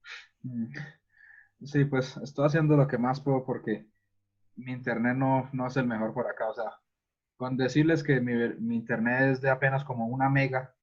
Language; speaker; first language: Spanish; native; Spanish